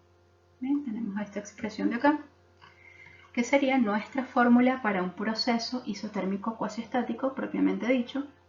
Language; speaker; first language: Spanish; native; Spanish